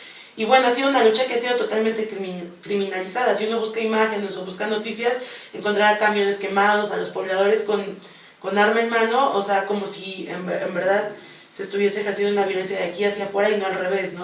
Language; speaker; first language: Spanish; native; Spanish